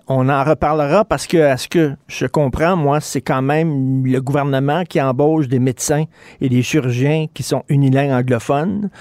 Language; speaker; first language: French; native; French